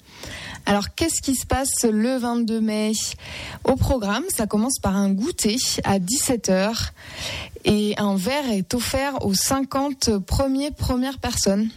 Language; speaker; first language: French; native; French